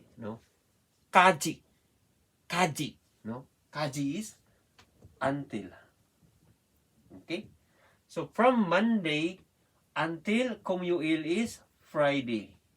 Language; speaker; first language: English; non-native, learner; Filipino